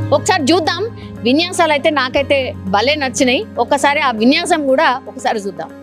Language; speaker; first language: Telugu; native; Telugu